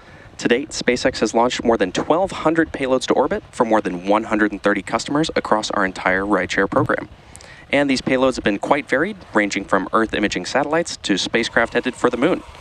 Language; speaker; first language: English; native; English